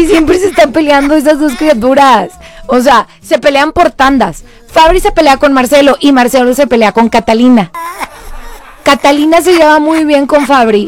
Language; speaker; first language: Spanish; native; Spanish